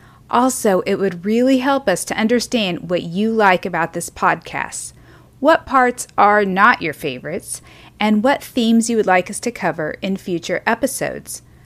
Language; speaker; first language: English; native; English